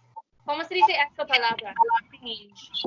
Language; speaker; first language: Spanish; non-native, learner; English